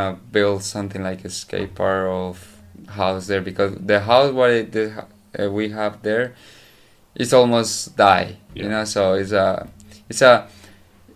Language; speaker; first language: English; non-native, learner; Spanish